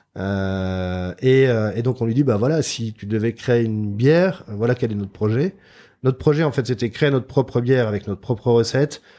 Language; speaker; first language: French; native; French